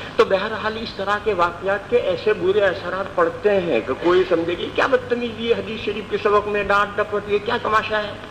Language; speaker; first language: Urdu; non-native, local second language; Gujarati